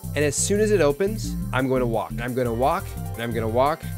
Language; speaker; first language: English; native; English